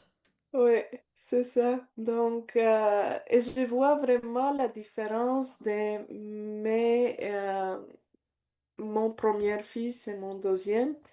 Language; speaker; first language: French; non-native, learner; Bulgarian